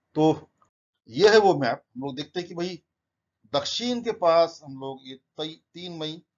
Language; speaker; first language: Hindi; non-native, local second language; Marathi